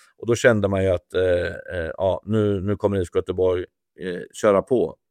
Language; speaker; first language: Swedish; native; Swedish